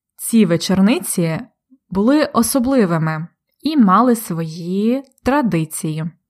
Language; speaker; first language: Ukrainian; native; Ukrainian